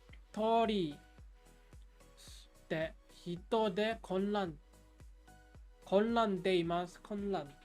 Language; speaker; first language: Japanese; non-native, learner; English